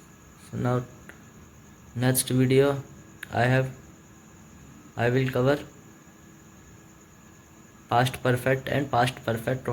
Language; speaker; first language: English; non-native, learner; Hindi